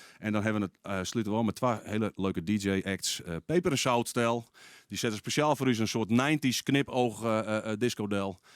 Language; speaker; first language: Dutch; non-native, local second language; Western Frisian